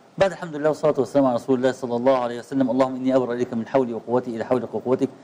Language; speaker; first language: Arabic; native; Arabic